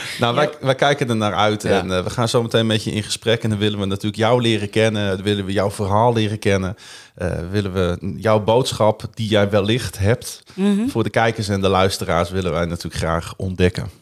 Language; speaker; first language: Dutch; native; Dutch